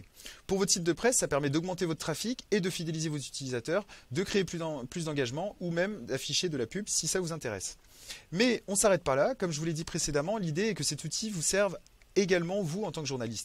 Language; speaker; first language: French; native; French